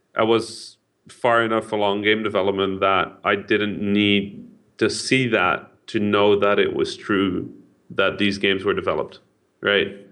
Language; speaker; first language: English; non-native, fluent; Dutch